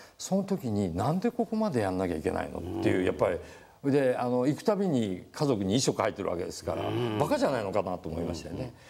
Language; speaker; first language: Japanese; native; Japanese